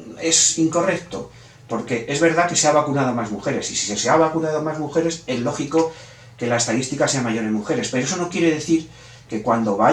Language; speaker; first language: Spanish; native; Spanish